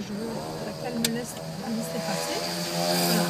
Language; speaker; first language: French; native; French